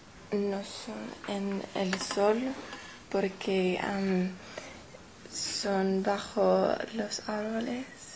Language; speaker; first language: Spanish; non-native, learner; English